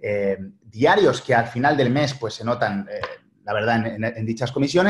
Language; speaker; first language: Spanish; native; Spanish